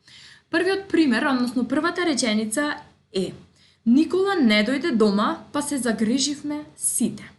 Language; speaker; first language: Macedonian; native; Macedonian